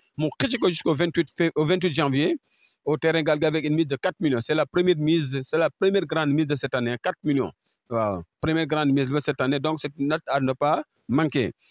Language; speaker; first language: French; non-native, local second language; Wolof